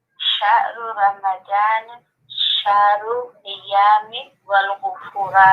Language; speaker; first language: Arabic; non-native, learner; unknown